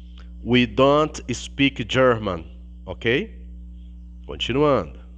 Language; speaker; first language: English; non-native, learner; Portuguese